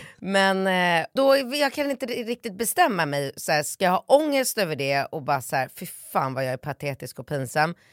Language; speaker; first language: Swedish; native; Swedish